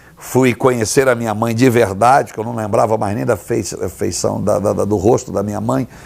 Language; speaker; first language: Portuguese; native; Portuguese